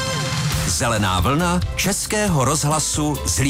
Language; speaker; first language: Czech; native; Czech